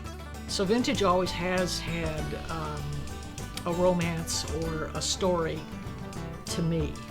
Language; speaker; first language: English; native; English